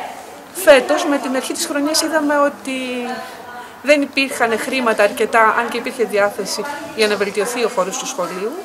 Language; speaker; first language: Greek; native; Greek